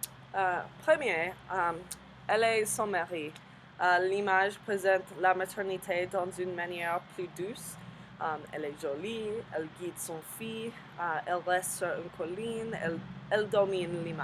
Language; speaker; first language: French; non-native, learner; English